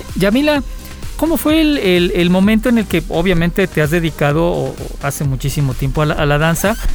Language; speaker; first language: Spanish; native; Spanish